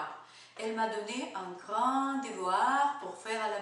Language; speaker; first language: French; non-native, learner; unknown